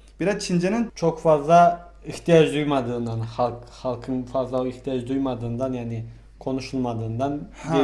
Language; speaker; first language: Turkish; non-native, fluent; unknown